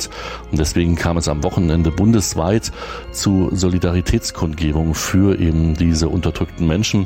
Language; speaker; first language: German; native; German